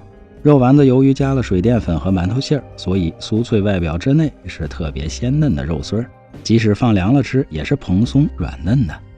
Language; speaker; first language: Chinese; native; Chinese